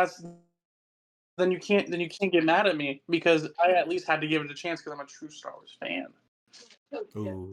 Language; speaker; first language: English; native; English